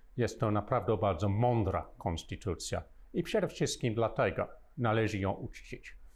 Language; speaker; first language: Polish; non-native, fluent; English